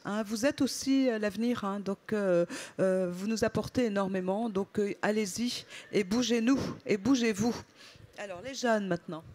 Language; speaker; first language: French; native; French